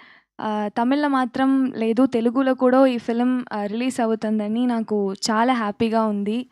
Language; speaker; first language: Telugu; early bilingual, heritage; Telugu